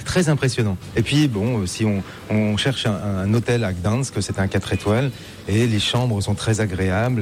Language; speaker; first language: French; native; French